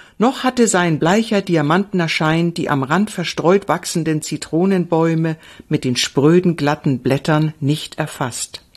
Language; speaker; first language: German; native; German